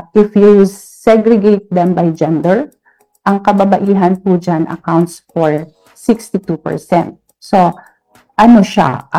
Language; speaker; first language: Filipino; native; Filipino